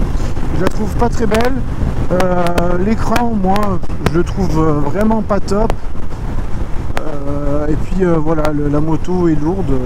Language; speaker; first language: French; native; French